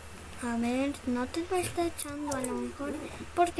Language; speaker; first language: Spanish; native; Spanish